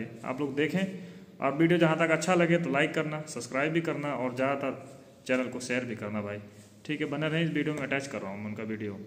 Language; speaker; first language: Hindi; native; Hindi